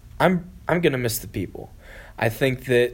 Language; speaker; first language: English; native; English